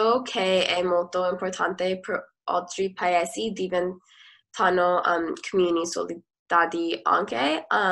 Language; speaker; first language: Italian; non-native, learner; English